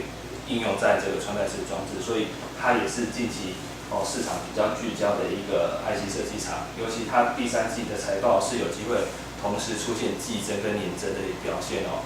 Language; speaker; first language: Chinese; native; Chinese